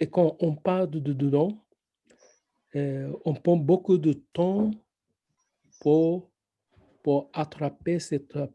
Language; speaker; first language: French; non-native, fluent; Japanese